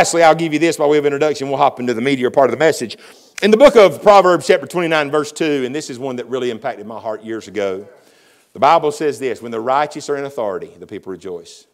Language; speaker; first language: English; native; English